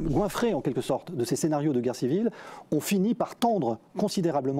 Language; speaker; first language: French; native; French